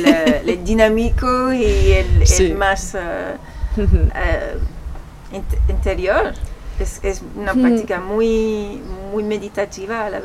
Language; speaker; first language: Spanish; non-native, fluent; French